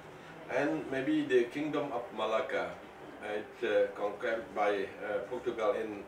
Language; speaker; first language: English; non-native, fluent; Indonesian